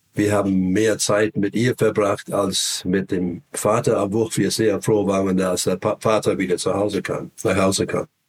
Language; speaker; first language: German; non-native, fluent; English